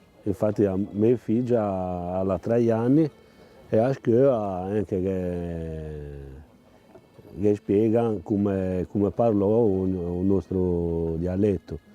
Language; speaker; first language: Italian; non-native, local second language; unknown